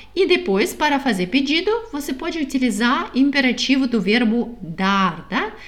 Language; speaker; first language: Portuguese; non-native, fluent; Russian